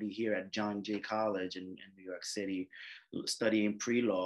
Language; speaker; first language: English; non-native, fluent; French